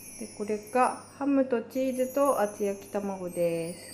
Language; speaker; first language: Japanese; native; Japanese